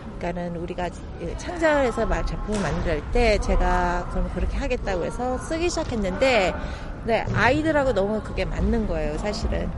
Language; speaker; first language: Korean; early bilingual, heritage; Korean